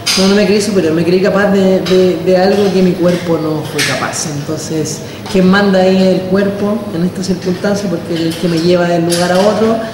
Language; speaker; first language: Spanish; native; Spanish